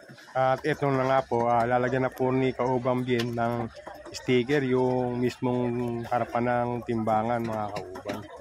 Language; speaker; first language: Filipino; non-native, local second language; Cebuano